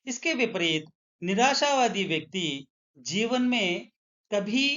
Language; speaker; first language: Hindi; non-native, local second language; Telugu